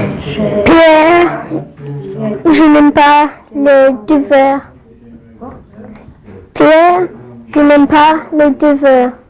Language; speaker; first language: French; non-native, learner; English